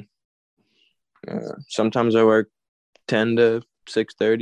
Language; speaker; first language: English; native; English